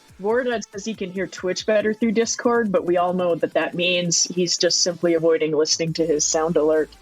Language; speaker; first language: English; native; English